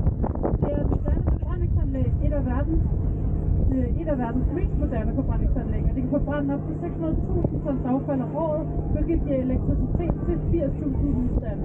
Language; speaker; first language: Danish; native; Danish